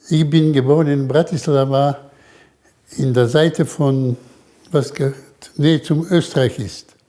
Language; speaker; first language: German; early bilingual, heritage; German